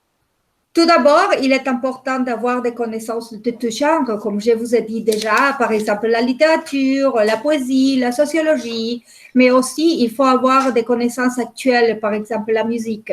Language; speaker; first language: French; non-native, fluent; Spanish